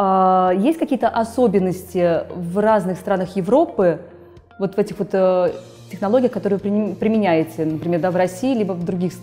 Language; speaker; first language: Russian; native; Russian